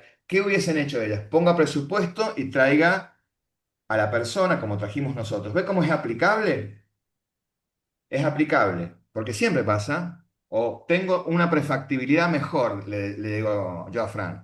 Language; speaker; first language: Spanish; native; Spanish